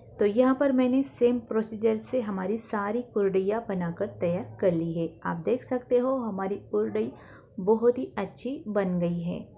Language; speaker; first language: Hindi; non-native, local second language; Marathi